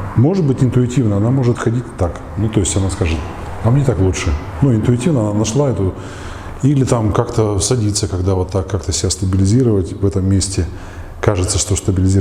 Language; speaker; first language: Russian; native; Russian